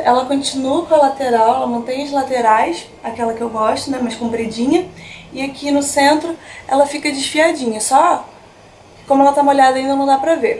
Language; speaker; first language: Portuguese; native; Portuguese